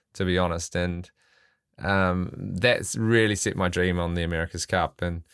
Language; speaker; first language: English; native; English